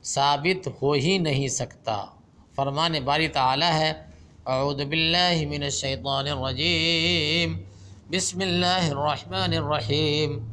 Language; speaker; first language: Urdu; native; Urdu